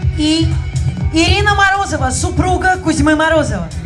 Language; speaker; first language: Russian; native; Russian